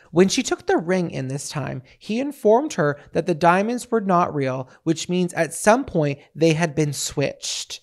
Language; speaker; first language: English; native; English